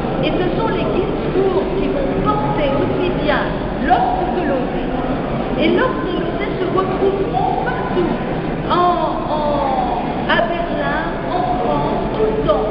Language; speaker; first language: French; native; French